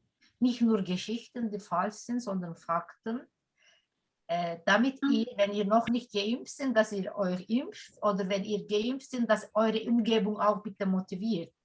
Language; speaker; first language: German; non-native, fluent; Turkish